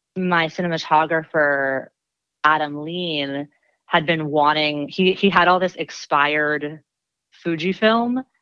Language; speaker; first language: English; native; English